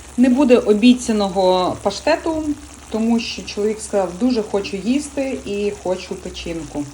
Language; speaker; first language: Ukrainian; non-native, local second language; Russian